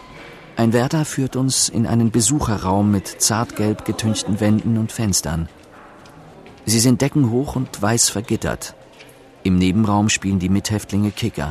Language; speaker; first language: German; native; German